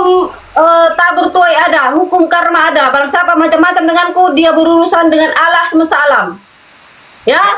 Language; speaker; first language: Indonesian; native; Indonesian